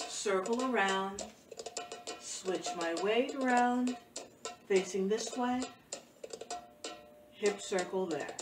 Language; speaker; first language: English; native; English